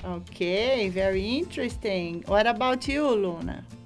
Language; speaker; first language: English; non-native, fluent; Portuguese